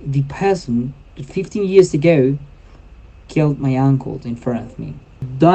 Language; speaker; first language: English; non-native, fluent; Spanish